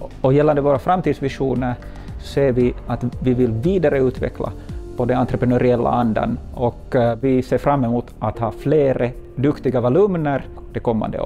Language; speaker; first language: Swedish; native; Swedish